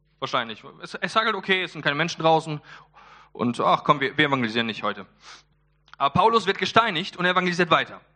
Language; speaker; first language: German; early bilingual, other home language; Polish